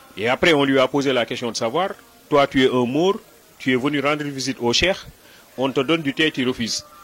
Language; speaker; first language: French; non-native, local second language; Wolof